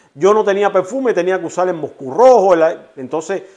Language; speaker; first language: Spanish; native; Spanish